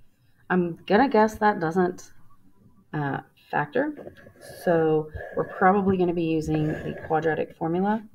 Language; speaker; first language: English; native; English